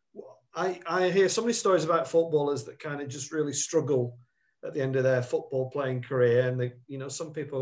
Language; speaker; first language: English; native; English